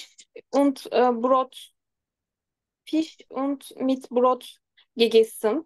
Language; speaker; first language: German; non-native, learner; Turkish